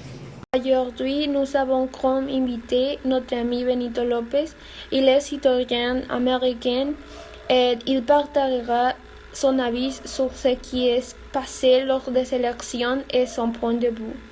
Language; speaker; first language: French; non-native, learner; Spanish